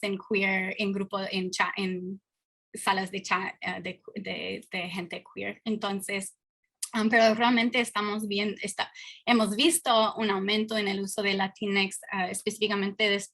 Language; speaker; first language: Spanish; non-native, fluent; English